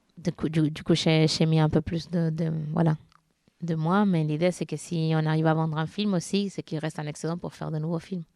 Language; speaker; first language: French; non-native, fluent; Spanish